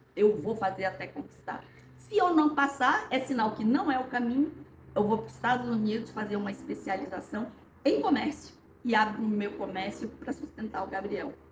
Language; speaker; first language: Portuguese; early bilingual, other home language; Korean